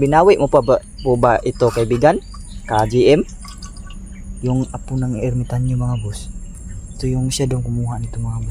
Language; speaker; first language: Filipino; non-native, local second language; Cebuano